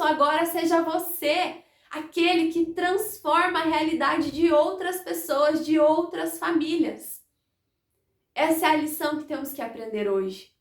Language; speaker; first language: Portuguese; native; Portuguese